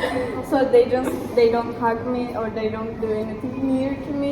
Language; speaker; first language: English; non-native, learner; Turkish